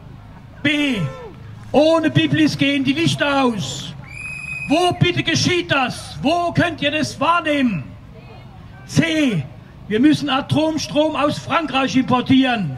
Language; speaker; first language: German; native; German